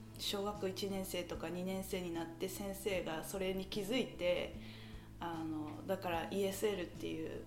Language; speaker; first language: Japanese; early bilingual, heritage; Japanese